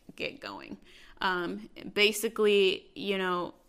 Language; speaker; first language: English; early bilingual, other home language; Spanish